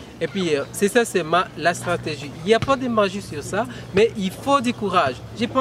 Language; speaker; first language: French; non-native, local second language; Swahili